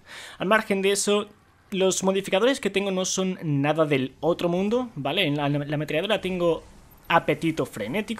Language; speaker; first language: Spanish; native; Spanish